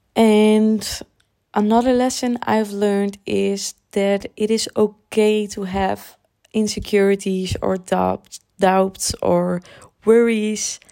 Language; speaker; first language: English; non-native, fluent; Dutch